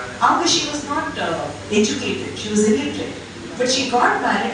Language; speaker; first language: English; non-native, local second language; Tamil